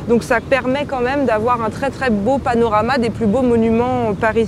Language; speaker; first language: French; native; French